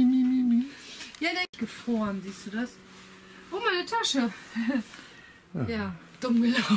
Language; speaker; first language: German; native; German